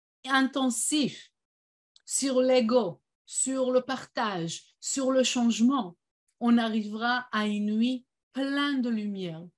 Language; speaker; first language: French; non-native, fluent; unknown